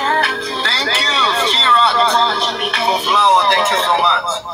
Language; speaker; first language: English; non-native, learner; Korean